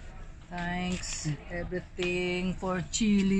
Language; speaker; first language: English; non-native, learner; Filipino